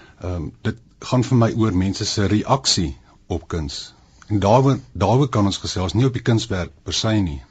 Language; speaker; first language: Afrikaans; native; Afrikaans